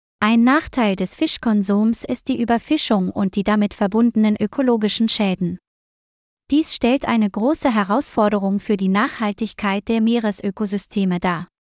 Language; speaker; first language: German; non-native, learner; Vietnamese